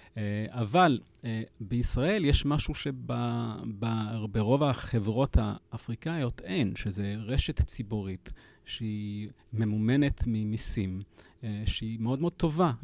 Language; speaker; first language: Hebrew; non-native, fluent; English